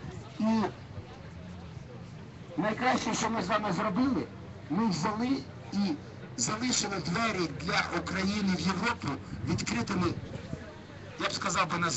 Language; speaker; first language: Ukrainian; native; Ukrainian